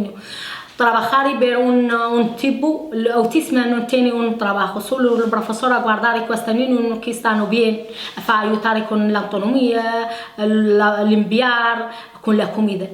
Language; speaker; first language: Italian; non-native, learner; Spanish